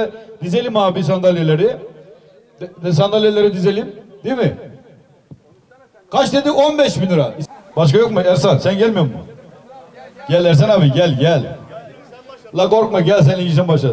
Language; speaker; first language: Turkish; native; Turkish